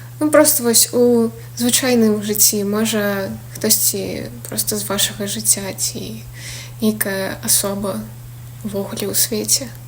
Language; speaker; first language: Belarusian; non-native, local second language; Russian